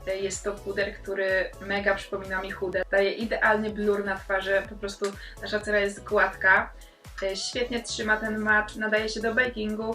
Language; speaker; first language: Polish; native; Polish